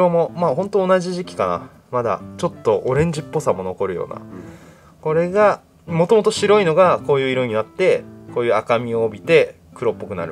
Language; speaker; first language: Japanese; native; Japanese